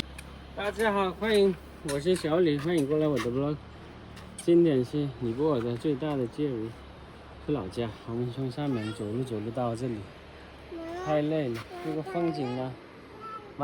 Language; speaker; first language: Chinese; non-native, fluent; Nepali